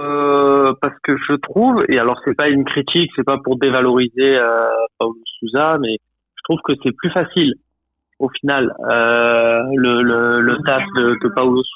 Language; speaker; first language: French; native; French